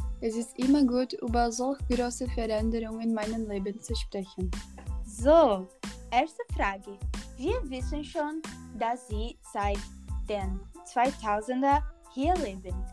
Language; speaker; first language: German; non-native, learner; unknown